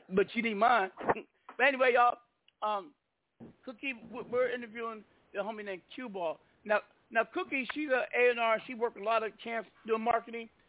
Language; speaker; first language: English; native; English